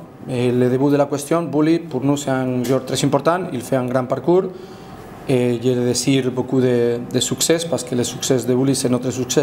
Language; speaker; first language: French; non-native, fluent; Spanish